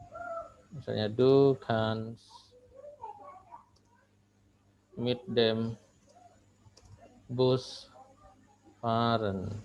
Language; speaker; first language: German; non-native, fluent; Indonesian